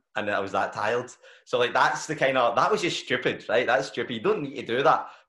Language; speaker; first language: English; native; English